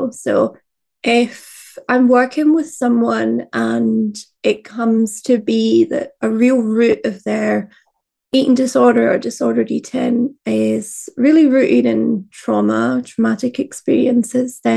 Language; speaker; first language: English; native; English